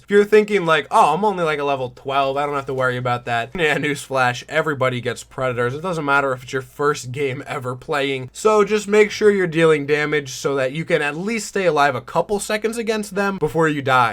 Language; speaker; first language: English; native; English